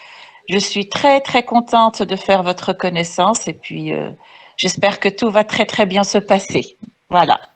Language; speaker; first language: French; non-native, local second language; Arabic